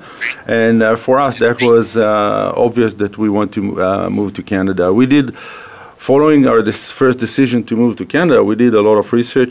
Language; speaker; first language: English; non-native, fluent; Hebrew